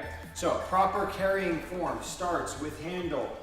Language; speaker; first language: English; native; English